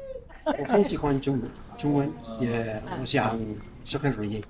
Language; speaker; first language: Chinese; non-native, learner; Spanish